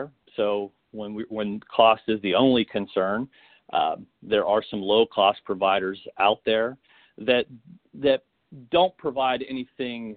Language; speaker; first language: English; native; English